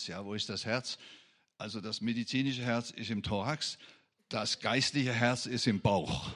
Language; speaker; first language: German; non-native, fluent; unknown